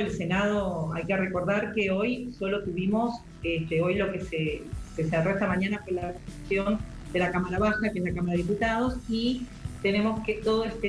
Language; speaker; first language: Spanish; native; Spanish